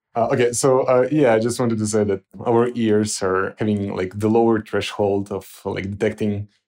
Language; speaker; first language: English; non-native, fluent; Ukrainian